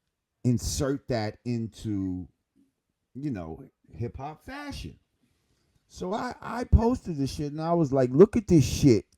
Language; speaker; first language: English; native; English